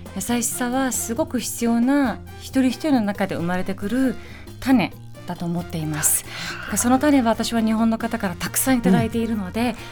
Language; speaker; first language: Japanese; early bilingual, other home language; Persian